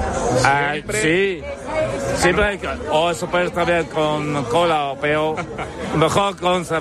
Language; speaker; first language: Spanish; non-native, learner; Dutch